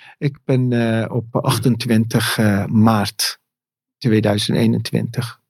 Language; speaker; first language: Dutch; non-native, fluent; Persian